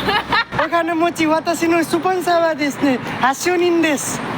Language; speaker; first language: Japanese; non-native, learner; Nepali